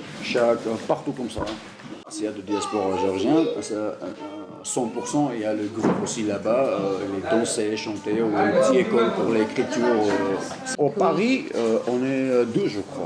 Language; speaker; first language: French; non-native, learner; Georgian